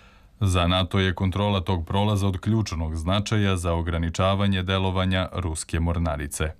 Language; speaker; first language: Serbian; native; Serbian